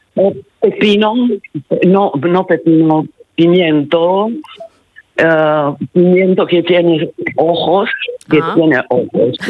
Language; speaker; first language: Spanish; non-native, learner; Italian